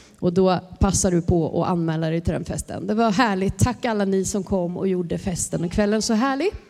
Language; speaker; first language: Swedish; native; Swedish